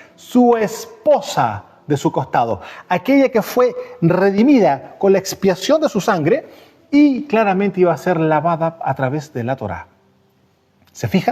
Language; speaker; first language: Spanish; native; Spanish